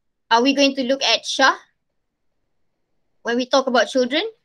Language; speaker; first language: English; non-native, local second language; Malay